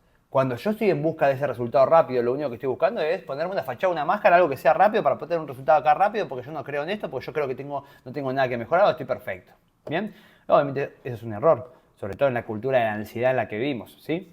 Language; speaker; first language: Spanish; native; Spanish